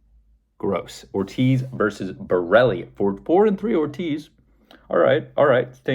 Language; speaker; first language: English; native; English